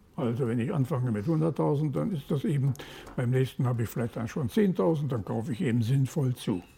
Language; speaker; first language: German; native; German